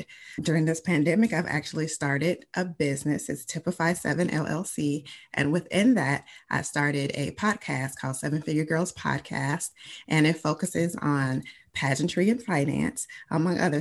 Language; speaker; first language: English; native; English